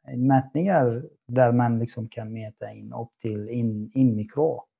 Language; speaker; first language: Swedish; non-native, fluent; Arabic